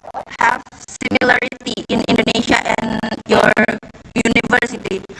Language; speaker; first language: English; non-native, learner; Indonesian